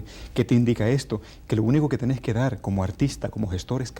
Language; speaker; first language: Spanish; native; Spanish